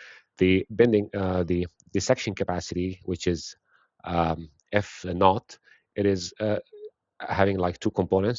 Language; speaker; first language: English; non-native, fluent; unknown